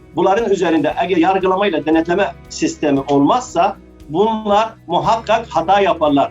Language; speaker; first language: Turkish; early bilingual, heritage; Arabic